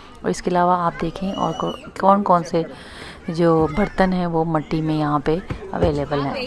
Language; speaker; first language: Urdu; native; Urdu